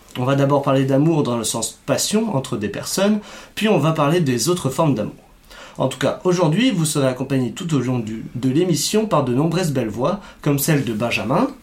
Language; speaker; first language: French; native; French